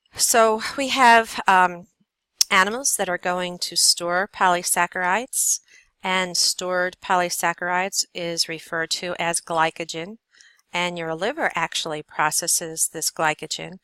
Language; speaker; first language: English; native; English